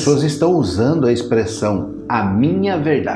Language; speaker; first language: Portuguese; native; Portuguese